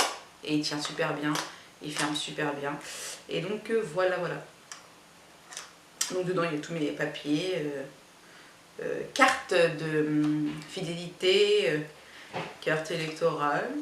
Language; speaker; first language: French; native; French